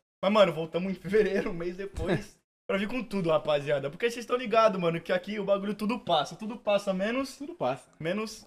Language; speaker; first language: Portuguese; native; Portuguese